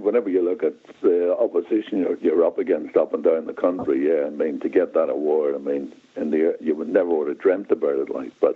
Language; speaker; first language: English; native; English